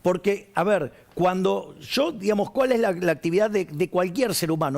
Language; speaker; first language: Spanish; native; Spanish